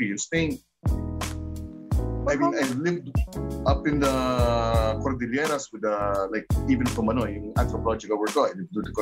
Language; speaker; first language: English; non-native, local second language; Filipino